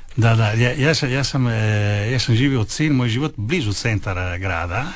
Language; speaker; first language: Croatian; non-native, learner; Italian